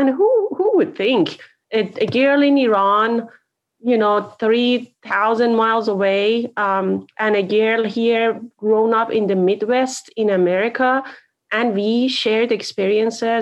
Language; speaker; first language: English; non-native, fluent; Persian